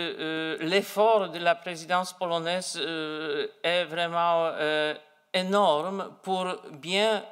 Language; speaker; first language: French; non-native, fluent; Polish